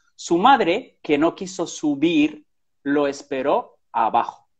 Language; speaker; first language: Spanish; native; Spanish